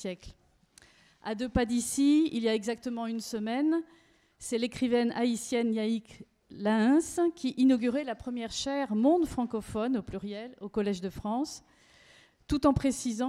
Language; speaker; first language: French; native; French